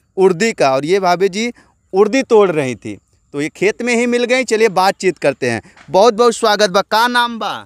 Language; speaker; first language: Hindi; native; Hindi